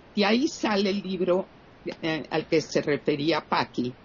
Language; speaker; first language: Spanish; native; Spanish